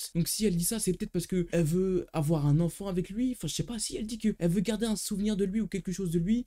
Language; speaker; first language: French; native; French